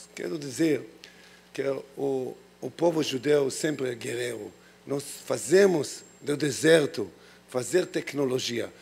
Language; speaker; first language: Portuguese; non-native, learner; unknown